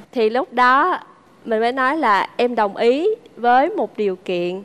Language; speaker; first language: Vietnamese; native; Vietnamese